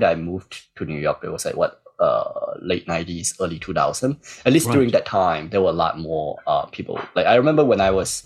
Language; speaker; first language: English; non-native, local second language; Cantonese